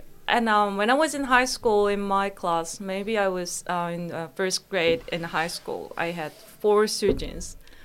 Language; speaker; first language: English; non-native, fluent; Korean